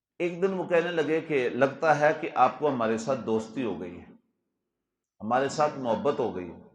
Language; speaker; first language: Urdu; non-native, local second language; Punjabi